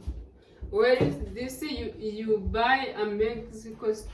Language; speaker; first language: English; non-native, learner; Kinyarwanda